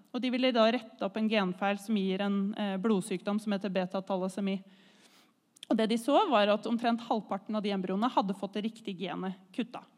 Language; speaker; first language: Norwegian; native; Norwegian